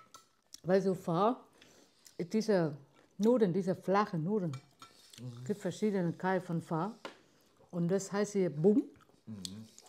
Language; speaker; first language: German; non-native, learner; Vietnamese